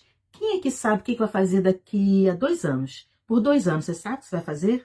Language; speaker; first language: Portuguese; native; Portuguese